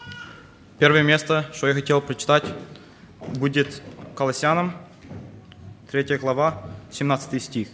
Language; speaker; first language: Russian; early bilingual, heritage; Russian